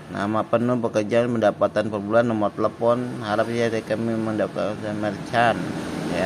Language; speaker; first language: Indonesian; native; Indonesian